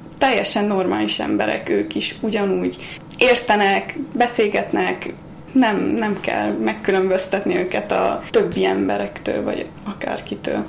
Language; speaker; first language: Hungarian; early bilingual, heritage; Hungarian